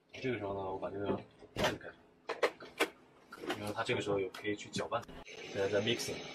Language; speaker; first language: Chinese; native; Chinese